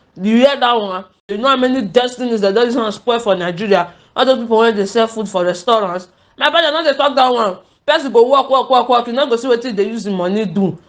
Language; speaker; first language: Nigerian Pidgin; native; Nigerian Pidgin